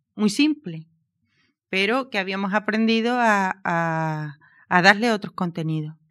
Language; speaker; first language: Spanish; native; Spanish